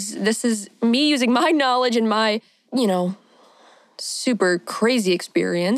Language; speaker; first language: English; native; English